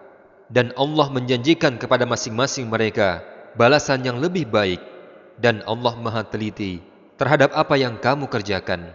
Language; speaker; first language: Indonesian; native; Indonesian